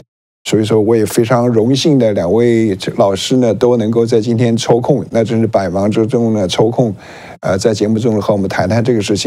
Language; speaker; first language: Chinese; native; Chinese